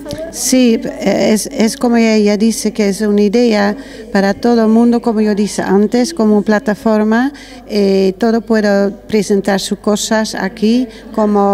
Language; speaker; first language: Spanish; non-native, learner; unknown